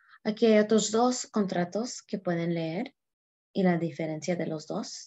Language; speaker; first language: Spanish; early bilingual, heritage; Spanish